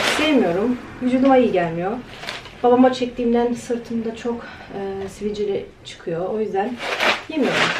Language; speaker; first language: Turkish; early bilingual, heritage; Turkish